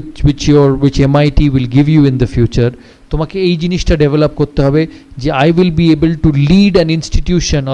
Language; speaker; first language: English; non-native, local second language; Bangla